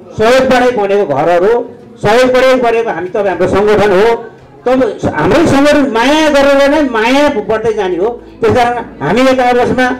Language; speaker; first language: Nepali; non-native, local second language; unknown